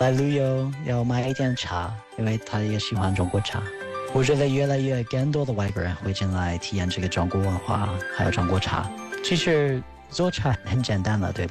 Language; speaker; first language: Chinese; non-native, fluent; English